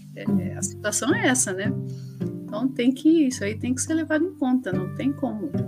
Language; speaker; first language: Portuguese; early bilingual, other home language; Spanish